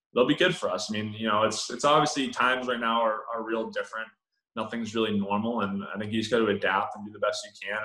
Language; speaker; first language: English; native; English